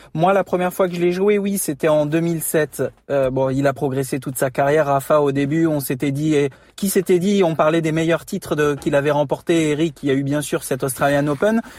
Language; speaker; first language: French; non-native, fluent; Spanish